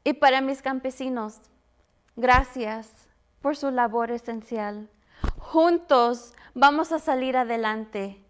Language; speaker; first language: Spanish; early bilingual, other home language; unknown